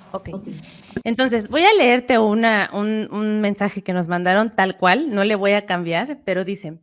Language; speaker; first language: Spanish; native; Spanish